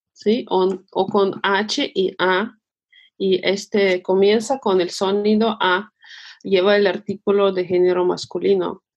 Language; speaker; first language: Spanish; non-native, fluent; Russian